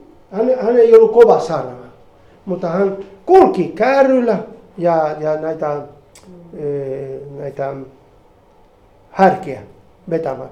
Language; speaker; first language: Finnish; non-native, fluent; Spanish